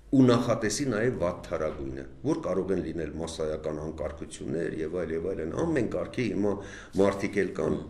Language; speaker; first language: Armenian; native; Armenian